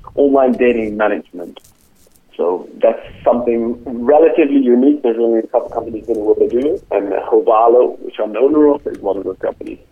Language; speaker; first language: English; non-native, fluent; Dutch